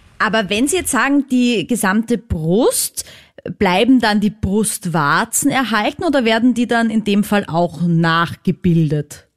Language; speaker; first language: German; native; German